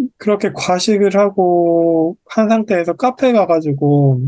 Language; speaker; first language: Korean; native; Korean